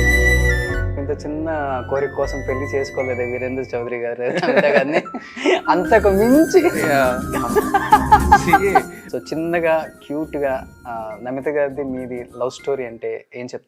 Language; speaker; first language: Telugu; native; Telugu